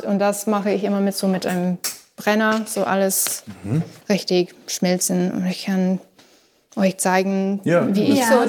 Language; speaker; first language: German; non-native, learner; English